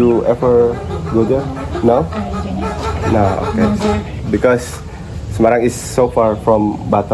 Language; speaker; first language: English; non-native, learner; Indonesian